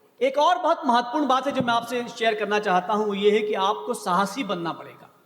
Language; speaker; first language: Hindi; native; Hindi